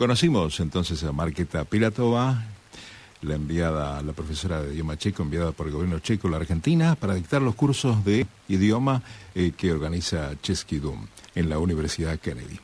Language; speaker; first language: Spanish; native; Spanish